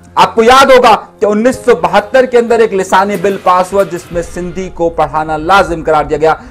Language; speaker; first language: Urdu; native; Urdu